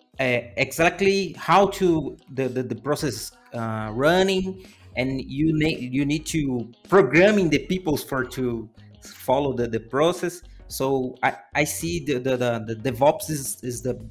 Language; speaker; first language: English; non-native, learner; Portuguese